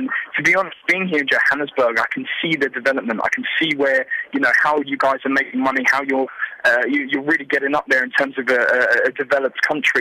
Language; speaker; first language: English; native; English